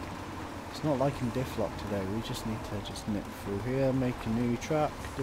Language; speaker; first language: English; native; English